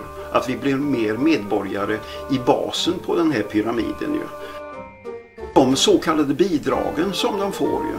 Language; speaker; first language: Swedish; native; Swedish